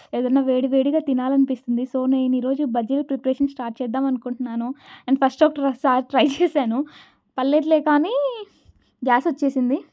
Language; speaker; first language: Telugu; non-native, local second language; Urdu